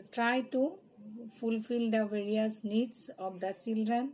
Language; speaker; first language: English; non-native, local second language; Assamese